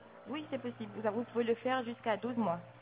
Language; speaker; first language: French; native; French